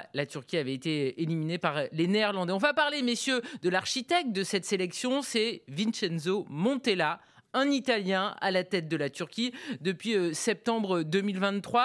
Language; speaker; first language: French; native; French